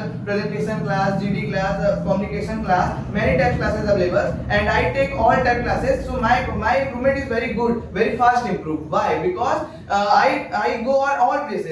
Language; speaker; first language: English; non-native, learner; Hindi